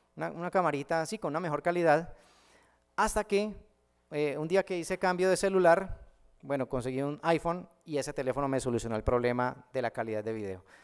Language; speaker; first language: Spanish; native; Spanish